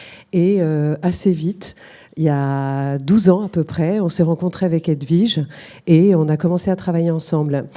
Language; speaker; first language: French; native; French